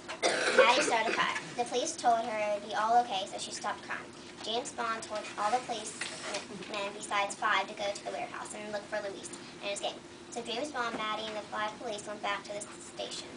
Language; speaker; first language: English; native; English